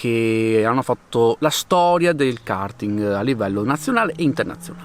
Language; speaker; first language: Italian; native; Italian